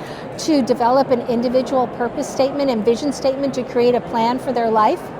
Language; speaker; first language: English; native; English